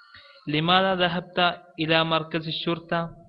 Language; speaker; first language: Arabic; non-native, fluent; Malayalam